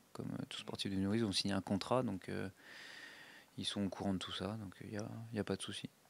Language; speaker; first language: French; native; French